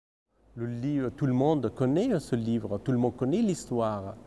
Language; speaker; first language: French; non-native, fluent; Persian